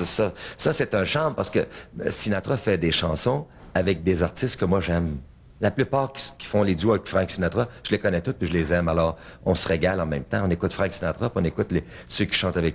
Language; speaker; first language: French; native; French